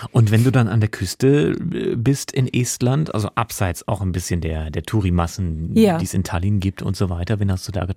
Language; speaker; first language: German; native; German